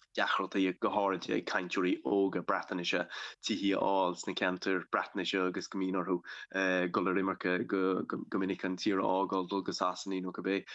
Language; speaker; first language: Irish; native; Irish